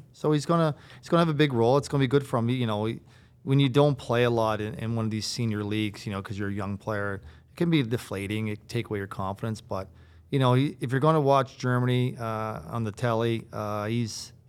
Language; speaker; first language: English; native; English